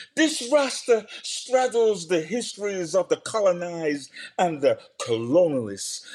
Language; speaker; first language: English; native; English